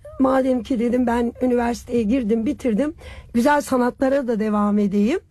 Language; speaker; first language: Turkish; native; Turkish